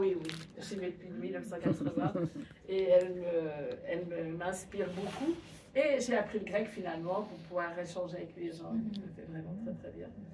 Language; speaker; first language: French; native; French